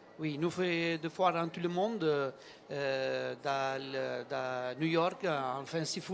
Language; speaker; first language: French; non-native, learner; Italian